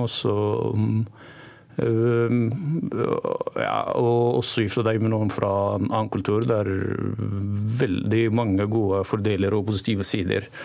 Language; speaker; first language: Norwegian; non-native, learner; Arabic